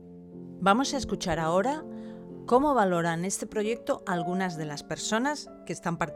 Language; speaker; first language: Spanish; native; Spanish